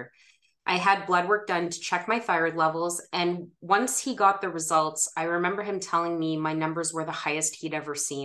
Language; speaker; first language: English; native; English